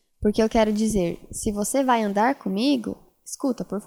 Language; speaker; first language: Portuguese; native; Portuguese